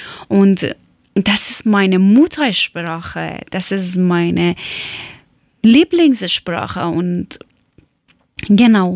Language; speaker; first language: German; non-native, learner; Persian